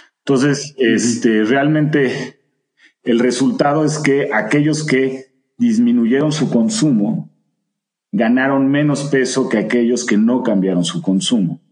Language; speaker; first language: Spanish; native; Spanish